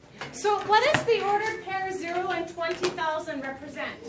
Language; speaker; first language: English; native; English